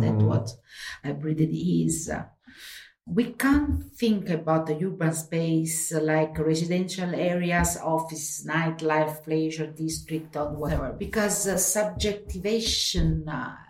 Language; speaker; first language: English; non-native, fluent; Italian